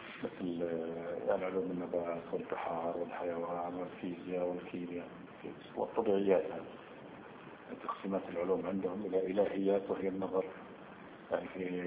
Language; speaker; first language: Arabic; native; Arabic